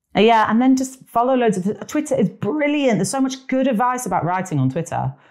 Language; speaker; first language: English; native; English